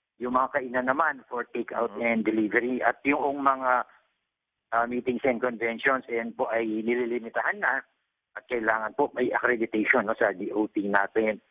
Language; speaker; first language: Filipino; native; Filipino